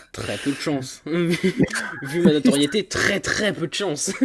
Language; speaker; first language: French; native; French